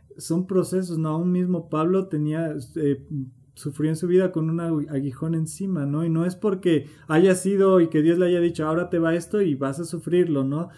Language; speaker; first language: Spanish; native; Spanish